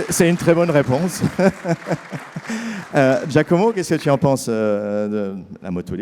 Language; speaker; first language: French; native; French